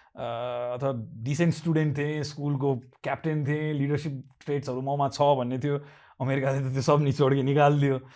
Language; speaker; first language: Nepali; native; Nepali